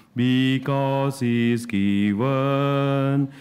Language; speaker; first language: English; non-native, learner; Indonesian